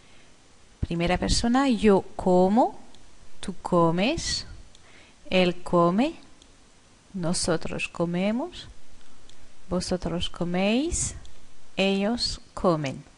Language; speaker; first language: Spanish; non-native, fluent; French